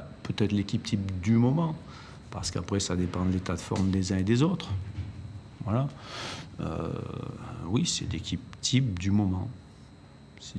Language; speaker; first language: French; native; French